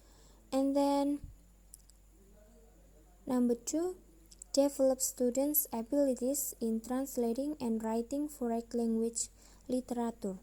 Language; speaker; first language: English; non-native, learner; Indonesian